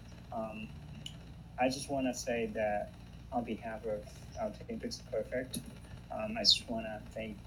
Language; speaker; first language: English; non-native, fluent; Vietnamese